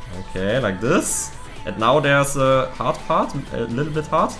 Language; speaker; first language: English; non-native, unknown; German